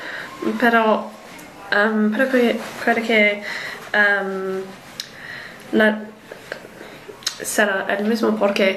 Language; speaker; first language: Spanish; non-native, learner; English